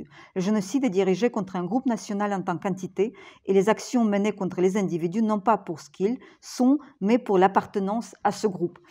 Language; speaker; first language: French; non-native, fluent; Ukrainian